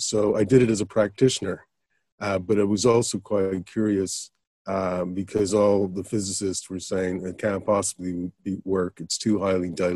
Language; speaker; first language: English; native; English